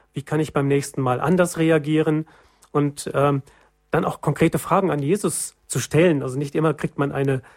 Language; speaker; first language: German; native; German